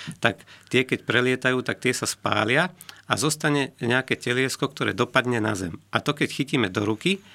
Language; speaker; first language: Slovak; native; Slovak